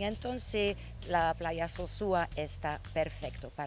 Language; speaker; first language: Spanish; non-native, learner; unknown